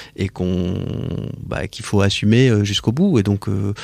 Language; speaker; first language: French; native; French